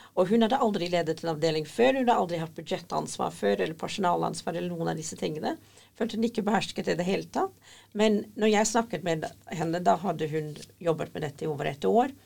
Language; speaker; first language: Norwegian; non-native, fluent; English